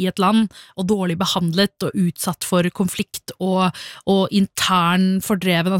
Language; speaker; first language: Norwegian; early bilingual, other home language; Tamil